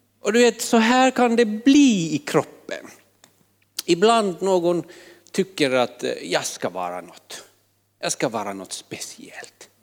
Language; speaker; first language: Swedish; non-native, fluent; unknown